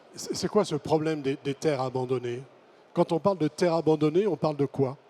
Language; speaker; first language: French; native; French